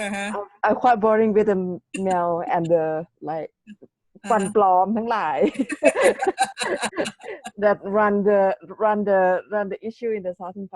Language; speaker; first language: English; non-native, learner; Thai